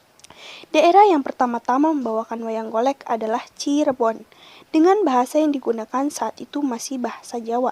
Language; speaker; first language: Indonesian; native; Indonesian